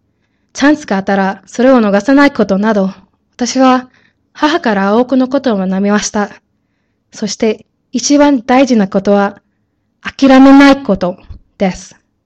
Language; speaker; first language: Japanese; non-native, learner; English